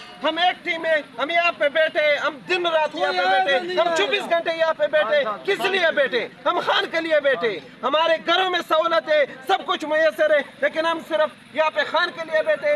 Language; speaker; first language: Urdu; non-native, local second language; Pashto